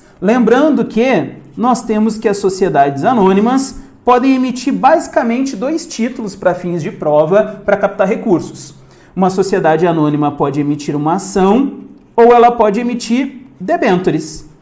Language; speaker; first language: Portuguese; native; Portuguese